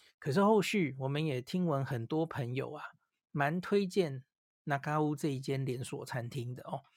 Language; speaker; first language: Chinese; native; Chinese